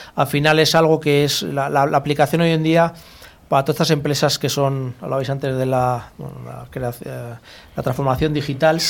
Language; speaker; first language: Spanish; native; Spanish